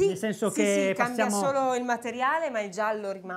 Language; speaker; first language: Italian; native; Italian